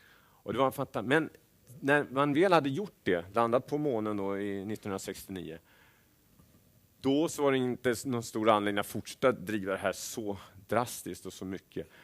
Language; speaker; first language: Swedish; native; Swedish